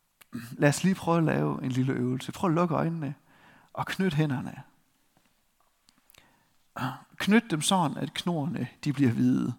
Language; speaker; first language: Danish; native; Danish